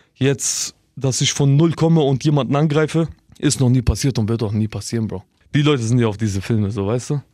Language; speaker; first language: German; early bilingual, other home language; Albanian